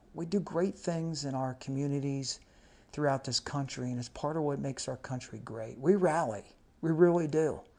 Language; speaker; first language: English; native; English